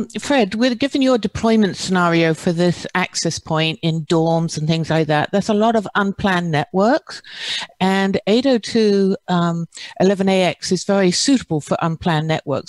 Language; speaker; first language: English; native; English